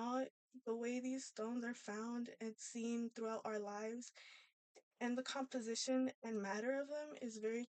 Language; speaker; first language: English; native; English